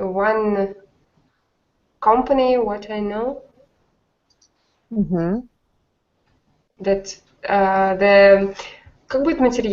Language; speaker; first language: English; non-native, learner; Russian